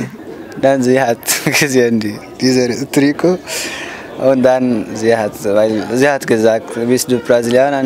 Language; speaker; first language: German; non-native, learner; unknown